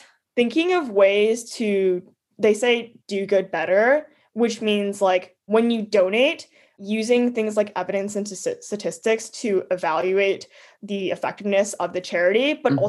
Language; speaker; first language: English; native; English